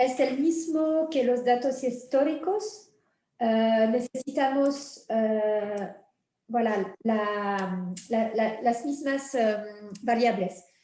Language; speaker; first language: Spanish; non-native, fluent; French